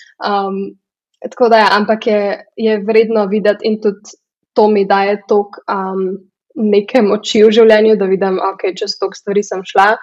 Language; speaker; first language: Slovenian; early bilingual, heritage; Slovenian